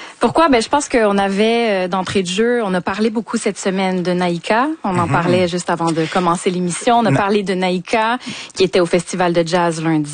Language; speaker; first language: French; native; French